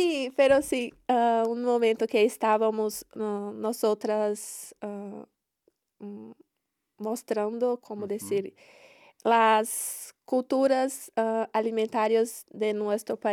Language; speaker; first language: Spanish; non-native, learner; Portuguese